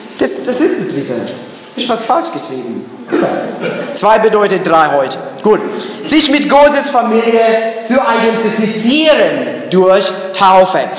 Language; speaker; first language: German; non-native, fluent; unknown